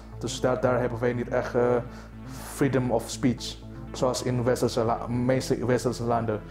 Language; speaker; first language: Dutch; non-native, fluent; Indonesian